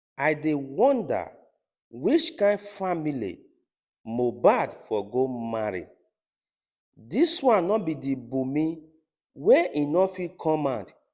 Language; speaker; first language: Nigerian Pidgin; native; Nigerian Pidgin